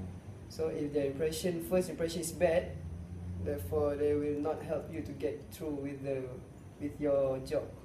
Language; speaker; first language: English; non-native, local second language; Malay